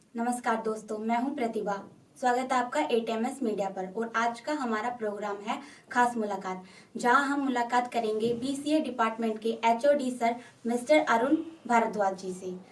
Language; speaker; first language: Hindi; native; Hindi